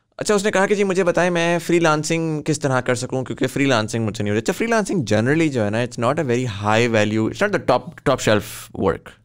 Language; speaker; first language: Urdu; native; Urdu